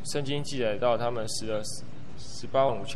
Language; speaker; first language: Chinese; native; Chinese